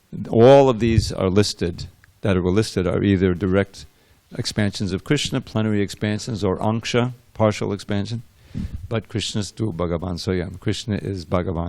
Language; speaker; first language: English; native; English